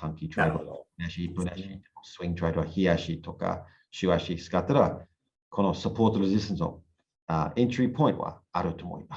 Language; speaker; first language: Japanese; non-native, learner; English